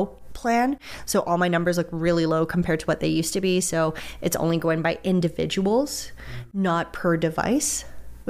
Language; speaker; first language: English; native; English